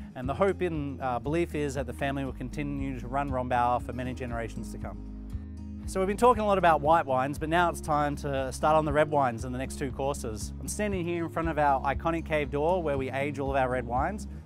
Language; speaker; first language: English; native; English